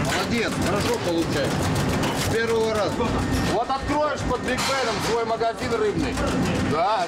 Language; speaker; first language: Russian; native; Russian